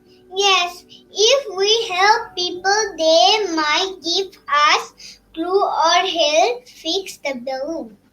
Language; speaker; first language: English; non-native, learner; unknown